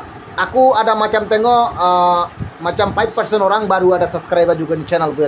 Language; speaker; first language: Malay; non-native, learner; Bangla